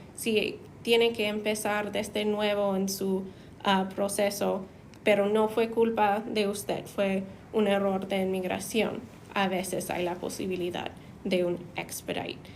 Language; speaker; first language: Spanish; non-native, fluent; English